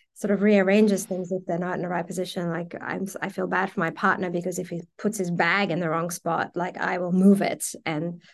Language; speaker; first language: English; early bilingual, other home language; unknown